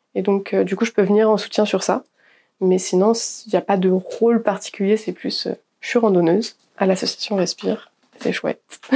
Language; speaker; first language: French; native; French